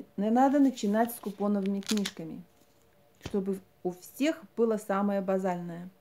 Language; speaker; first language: Russian; non-native, local second language; Latvian